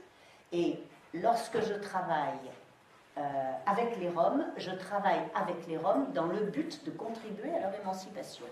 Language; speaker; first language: French; native; French